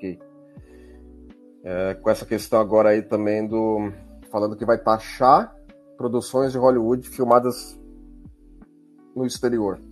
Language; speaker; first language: Portuguese; native; Portuguese